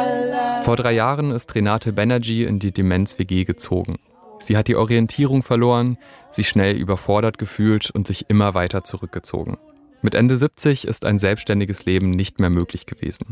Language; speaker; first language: German; native; German